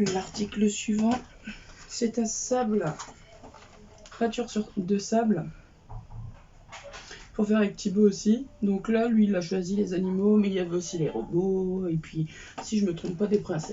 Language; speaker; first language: French; native; French